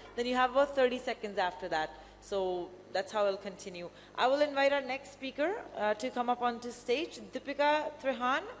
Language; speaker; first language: English; native; English